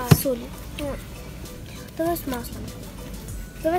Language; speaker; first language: Russian; early bilingual, heritage; Russian